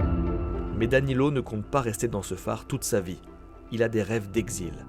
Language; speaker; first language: French; native; French